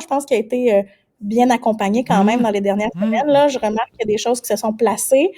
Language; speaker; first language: French; native; French